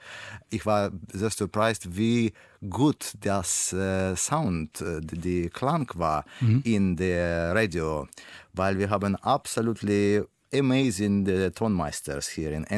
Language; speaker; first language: German; non-native, learner; Russian